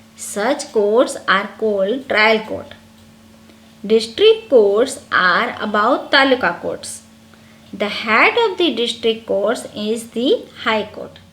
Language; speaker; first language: English; non-native, local second language; Gujarati